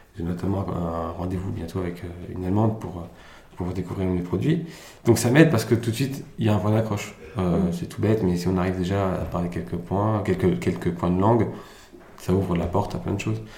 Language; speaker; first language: French; early bilingual, other home language; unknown